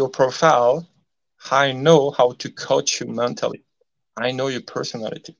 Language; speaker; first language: English; non-native, fluent; French